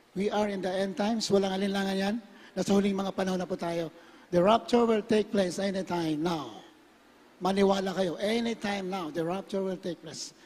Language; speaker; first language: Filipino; native; Filipino